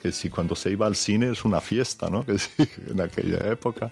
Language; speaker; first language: Spanish; early bilingual, heritage; Spanish